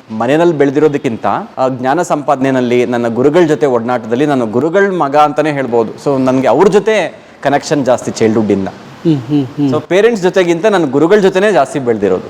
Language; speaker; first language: Kannada; non-native, local second language; Telugu